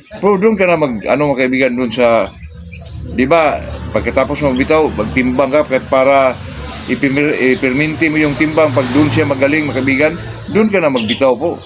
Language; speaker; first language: Filipino; non-native, local second language; Cebuano